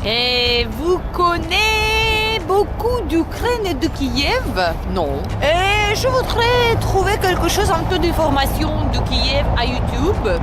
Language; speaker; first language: French; non-native, learner; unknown